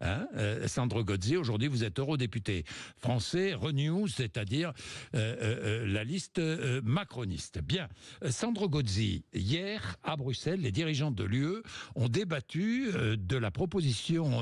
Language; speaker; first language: French; native; French